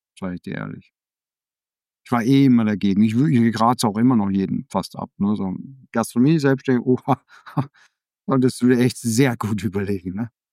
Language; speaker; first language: German; early bilingual, other home language; Danish